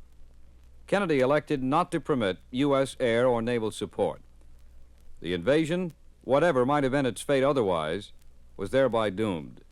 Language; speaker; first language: English; native; English